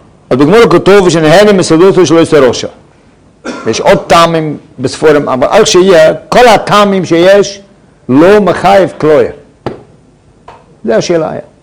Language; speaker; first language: Hebrew; non-native, fluent; Yiddish